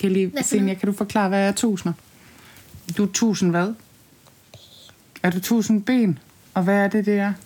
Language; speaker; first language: Danish; native; Danish